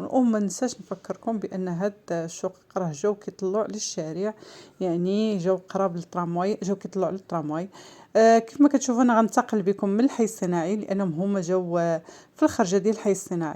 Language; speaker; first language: Arabic; native; Arabic